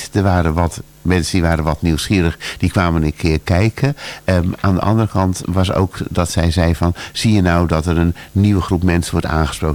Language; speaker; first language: Dutch; native; Dutch